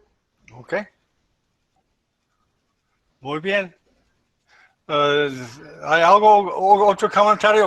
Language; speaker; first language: Spanish; non-native, learner; English